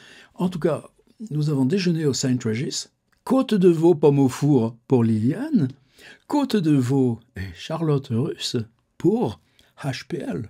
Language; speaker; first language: French; native; French